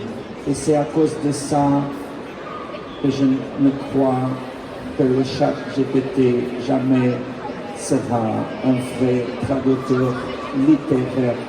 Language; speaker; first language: French; non-native, fluent; Portuguese